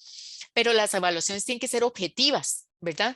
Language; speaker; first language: Spanish; native; Spanish